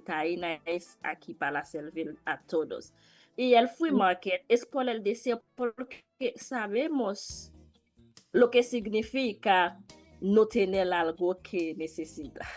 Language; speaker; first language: Spanish; non-native, learner; Haitian Creole